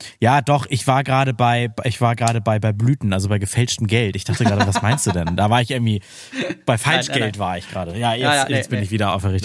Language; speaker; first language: German; native; German